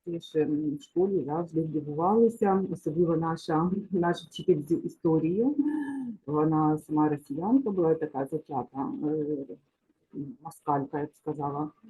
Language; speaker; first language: Ukrainian; non-native, local second language; Russian